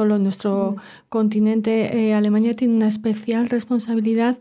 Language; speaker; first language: Spanish; native; Spanish